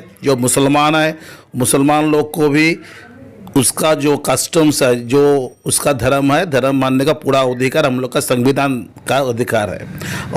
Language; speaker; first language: Hindi; non-native, local second language; Bangla